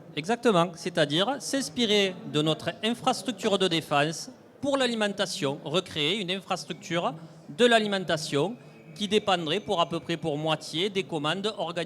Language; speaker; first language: French; native; French